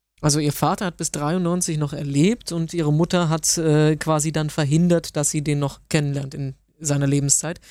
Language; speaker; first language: German; native; German